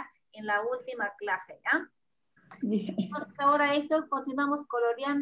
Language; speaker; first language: Spanish; native; Spanish